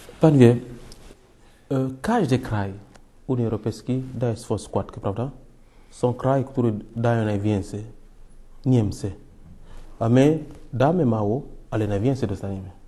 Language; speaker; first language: Polish; non-native, fluent; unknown